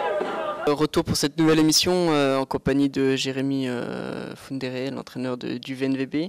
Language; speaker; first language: French; native; French